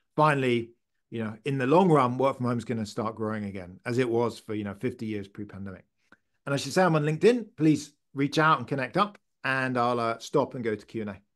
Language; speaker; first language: English; native; English